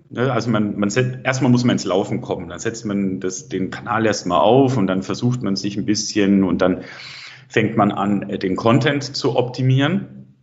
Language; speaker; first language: German; native; German